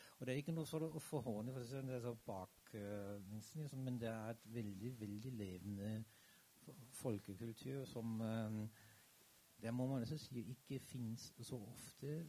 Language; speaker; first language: Norwegian; non-native, fluent; German